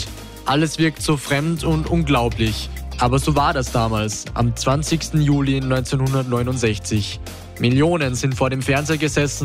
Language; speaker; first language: German; native; German